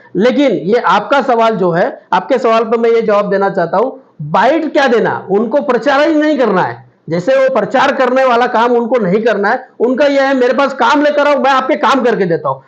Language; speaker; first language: Hindi; native; Hindi